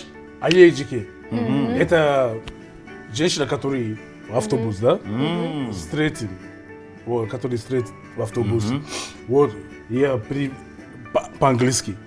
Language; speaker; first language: Russian; non-native, learner; English